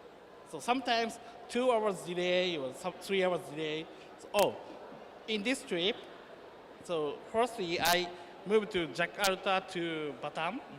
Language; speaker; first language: English; non-native, learner; Japanese